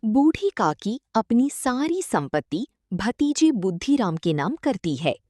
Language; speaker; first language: Hindi; non-native, local second language; Malayalam